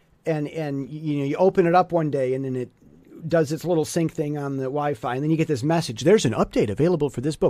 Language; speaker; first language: English; native; English